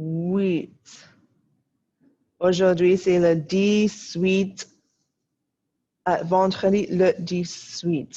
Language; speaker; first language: French; non-native, fluent; English